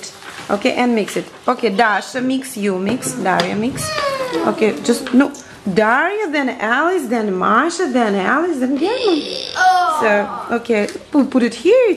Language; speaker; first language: English; non-native, fluent; Russian